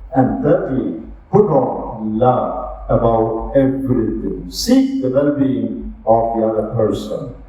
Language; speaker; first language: English; non-native, local second language; Malayalam